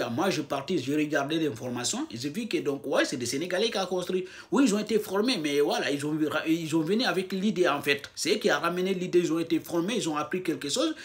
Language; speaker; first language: French; non-native, local second language; Fula